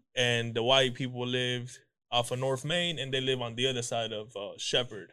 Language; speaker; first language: English; early bilingual, other home language; Spanish